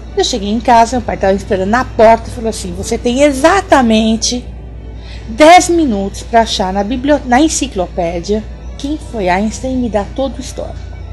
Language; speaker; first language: Portuguese; early bilingual, other home language; German